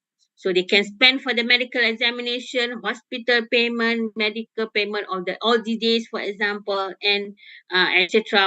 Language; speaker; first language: English; non-native, local second language; Malay